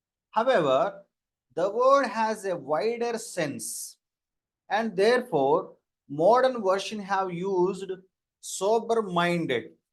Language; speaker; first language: English; non-native, local second language; Telugu